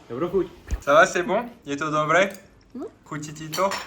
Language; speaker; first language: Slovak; non-native, learner; French